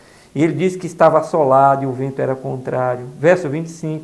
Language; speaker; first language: Portuguese; native; Portuguese